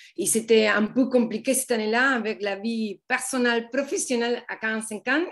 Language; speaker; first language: French; non-native, fluent; Spanish